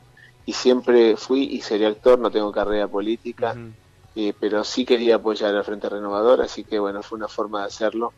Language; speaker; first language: Spanish; native; Spanish